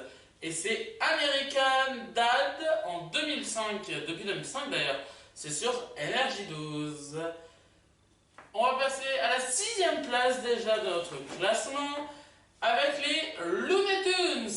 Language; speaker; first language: French; native; French